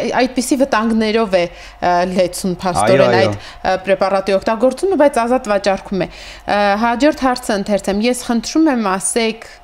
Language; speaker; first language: Armenian; native; Armenian